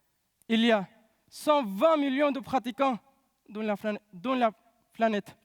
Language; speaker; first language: French; non-native, learner; Pashto